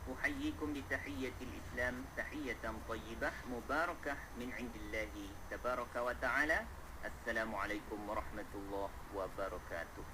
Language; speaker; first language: Arabic; non-native, fluent; Malay